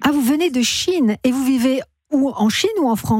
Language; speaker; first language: French; native; French